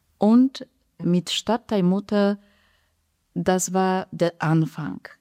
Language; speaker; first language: German; non-native, fluent; Polish